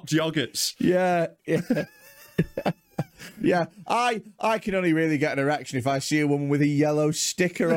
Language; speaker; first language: English; native; English